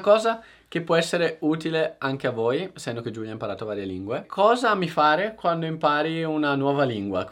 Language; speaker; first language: Italian; native; Italian